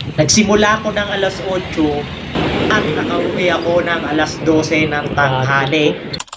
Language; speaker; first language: Filipino; native; Filipino